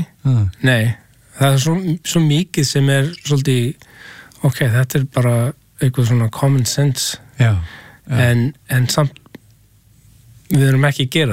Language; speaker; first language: Icelandic; non-native, learner; English